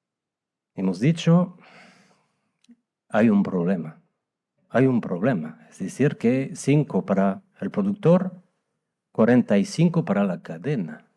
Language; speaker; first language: Spanish; non-native, fluent; French